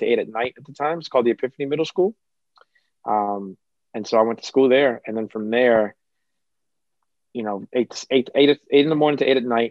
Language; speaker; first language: English; early bilingual, other home language; Kabuverdianu